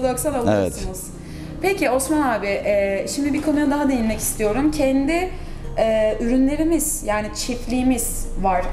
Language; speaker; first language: Turkish; native; Turkish